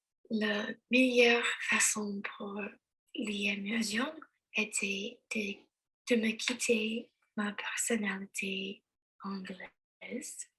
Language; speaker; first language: French; non-native, learner; English